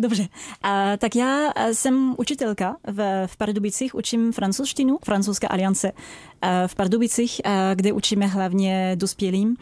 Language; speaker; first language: Czech; non-native, fluent; French